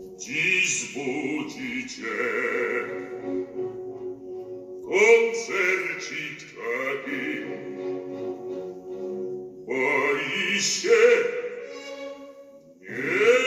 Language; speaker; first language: Polish; native; Polish